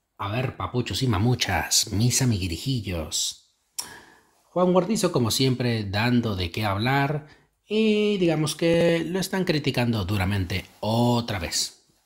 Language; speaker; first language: Spanish; native; Spanish